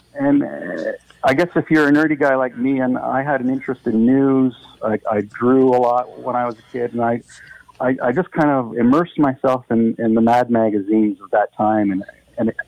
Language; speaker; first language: English; native; English